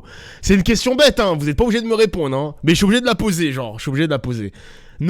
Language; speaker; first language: French; native; French